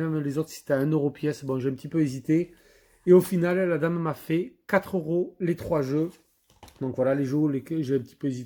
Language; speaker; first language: French; native; French